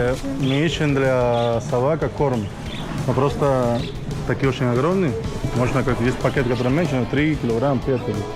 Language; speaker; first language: Russian; non-native, learner; Spanish